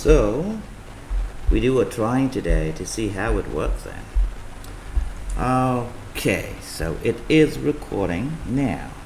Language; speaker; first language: English; non-native, fluent; Vietnamese